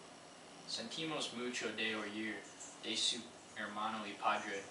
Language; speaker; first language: Spanish; non-native, learner; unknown